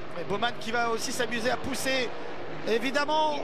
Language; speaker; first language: French; native; French